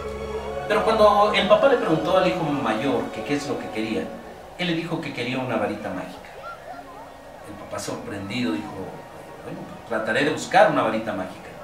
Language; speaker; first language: Spanish; native; Spanish